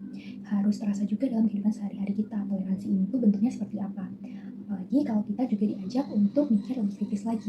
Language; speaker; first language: Indonesian; native; Indonesian